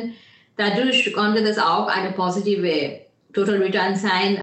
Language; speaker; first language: German; non-native, fluent; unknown